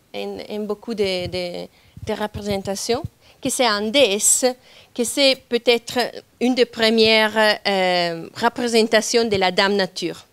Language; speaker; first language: French; non-native, fluent; Italian